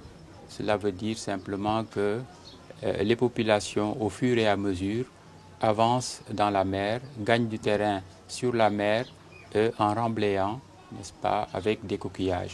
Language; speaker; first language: French; non-native, local second language; Serer